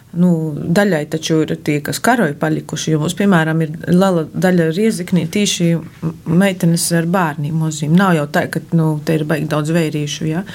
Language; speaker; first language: Latvian; native; Latvian